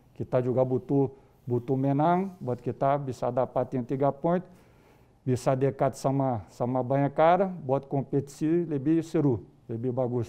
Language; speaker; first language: Indonesian; non-native, fluent; Portuguese